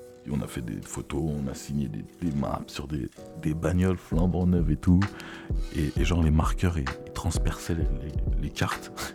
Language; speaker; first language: French; native; French